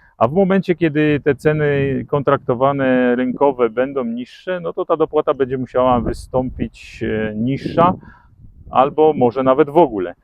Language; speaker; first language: Polish; native; Polish